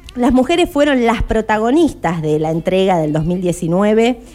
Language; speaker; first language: Spanish; native; Spanish